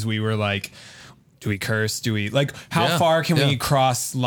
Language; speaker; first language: English; native; English